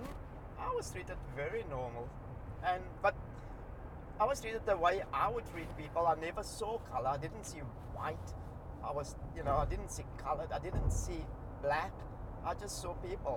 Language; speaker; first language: English; non-native, local second language; Afrikaans